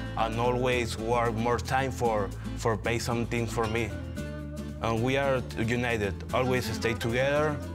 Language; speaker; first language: English; early bilingual, other home language; German